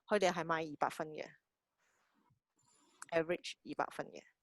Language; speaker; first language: Chinese; native; Chinese